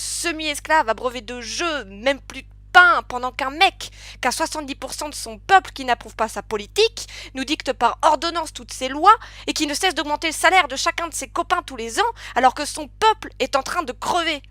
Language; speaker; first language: French; native; French